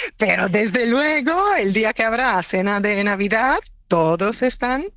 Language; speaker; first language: Spanish; non-native, fluent; Italian